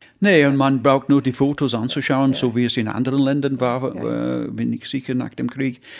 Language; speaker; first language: German; non-native, fluent; English